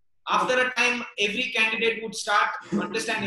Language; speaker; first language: English; non-native, local second language; Gujarati